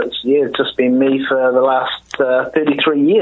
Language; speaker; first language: English; native; English